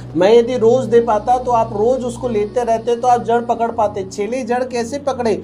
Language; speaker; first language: Hindi; native; Hindi